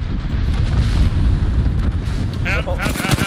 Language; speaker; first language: Swedish; native; Swedish